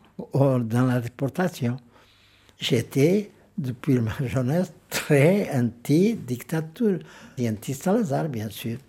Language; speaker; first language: French; non-native, fluent; Portuguese